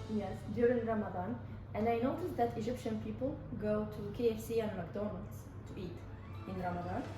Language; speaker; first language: English; non-native, fluent; Arabic